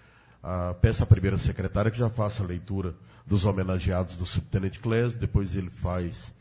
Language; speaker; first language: Portuguese; native; Portuguese